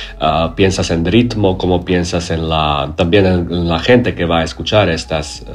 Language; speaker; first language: Spanish; non-native, learner; Croatian